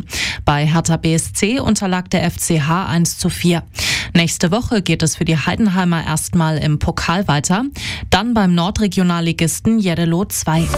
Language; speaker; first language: German; native; German